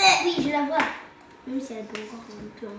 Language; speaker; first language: French; native; French